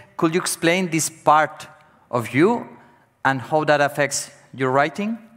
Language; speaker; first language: English; non-native, fluent; Catalan